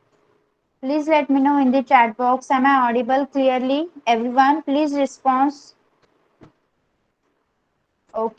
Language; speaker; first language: English; non-native, local second language; Marathi